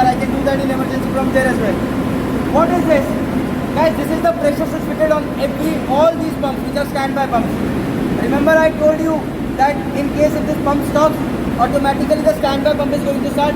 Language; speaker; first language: English; non-native, local second language; Hindi